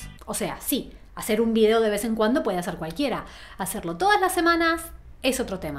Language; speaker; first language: Spanish; native; Spanish